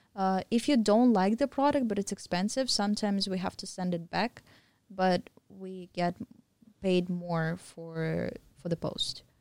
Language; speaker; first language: English; non-native, fluent; Russian